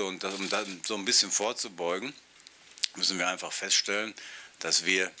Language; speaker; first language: German; native; German